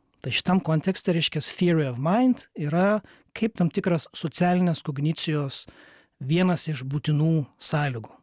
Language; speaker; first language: Lithuanian; native; Lithuanian